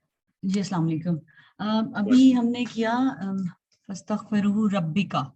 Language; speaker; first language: Hindi; non-native, local second language; Urdu